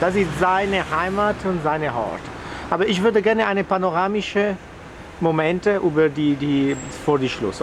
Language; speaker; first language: German; non-native, learner; Italian